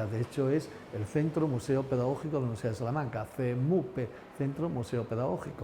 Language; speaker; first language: Spanish; native; Spanish